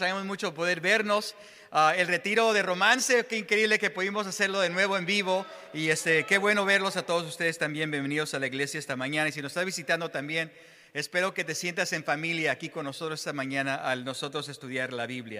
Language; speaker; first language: Spanish; early bilingual, heritage; Spanish